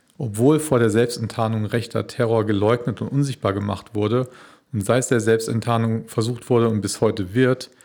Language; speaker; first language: German; native; German